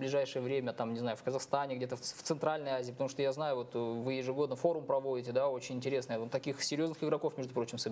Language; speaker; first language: Russian; native; Russian